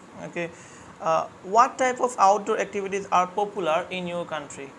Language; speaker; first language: English; non-native, fluent; Bangla